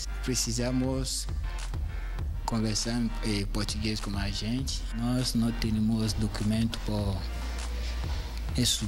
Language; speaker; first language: Portuguese; non-native, learner; French